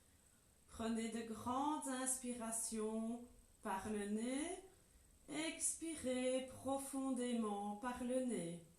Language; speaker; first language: French; native; French